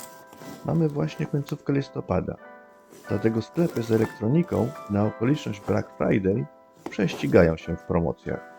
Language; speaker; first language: Polish; native; Polish